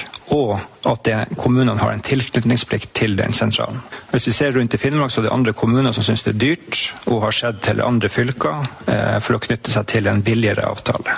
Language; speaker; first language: Norwegian; native; Norwegian